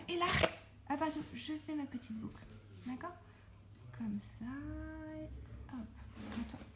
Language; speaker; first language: French; native; French